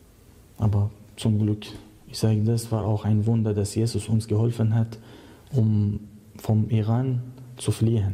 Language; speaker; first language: German; non-native, learner; Persian